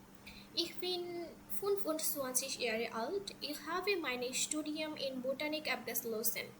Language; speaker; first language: German; non-native, fluent; Bangla